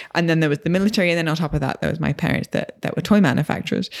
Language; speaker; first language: English; native; English